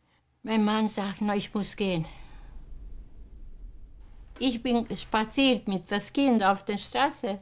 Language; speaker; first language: German; non-native, learner; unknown